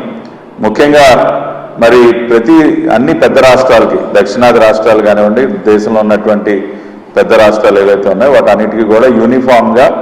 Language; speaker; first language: Telugu; native; Telugu